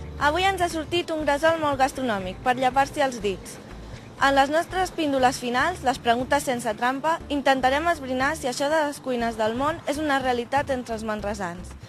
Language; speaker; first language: Catalan; native; Catalan